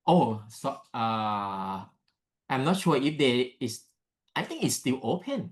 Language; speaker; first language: English; non-native, learner; Thai